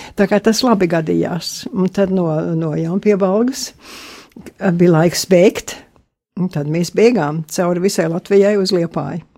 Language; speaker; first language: Latvian; early bilingual, heritage; Latvian